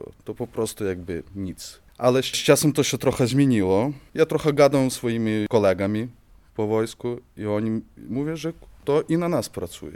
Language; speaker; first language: Polish; non-native, fluent; Ukrainian